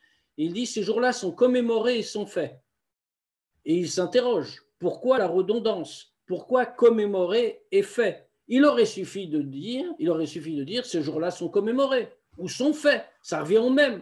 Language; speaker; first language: French; native; French